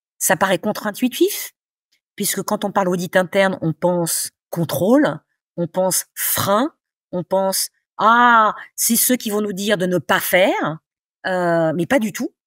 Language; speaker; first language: French; native; French